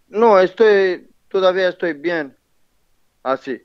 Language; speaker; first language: Spanish; non-native, learner; Romanian